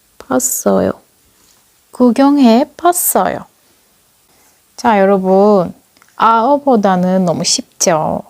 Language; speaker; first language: Korean; non-native, fluent; Turkish